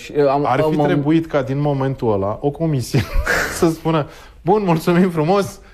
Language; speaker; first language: Romanian; native; Romanian